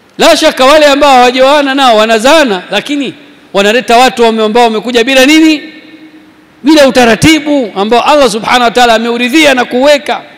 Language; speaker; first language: Swahili; native; Swahili